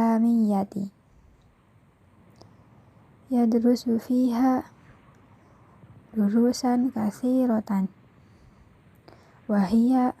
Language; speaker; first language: Arabic; non-native, fluent; Indonesian